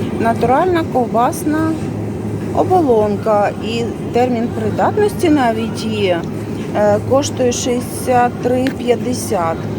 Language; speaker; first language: Ukrainian; native; Ukrainian